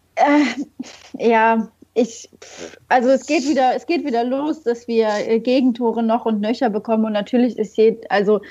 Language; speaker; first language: German; native; German